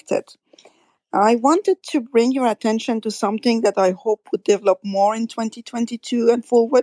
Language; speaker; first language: English; non-native, fluent; French